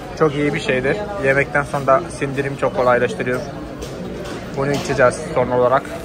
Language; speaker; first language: Turkish; non-native, fluent; Malayalam